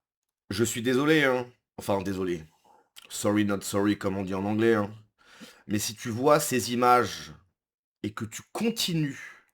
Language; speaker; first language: French; native; French